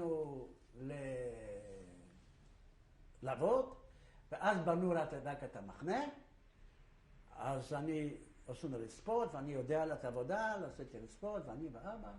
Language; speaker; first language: Hebrew; non-native, fluent; Polish